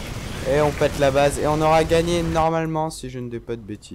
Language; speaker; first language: French; native; French